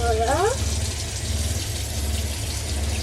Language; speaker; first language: French; native; French